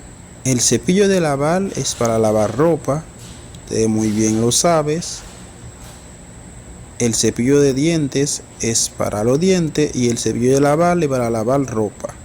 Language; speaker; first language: Spanish; non-native, fluent; Haitian Creole